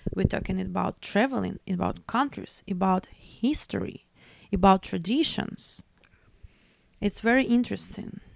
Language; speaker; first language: English; non-native, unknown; Russian